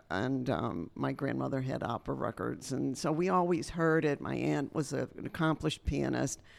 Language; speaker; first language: English; native; English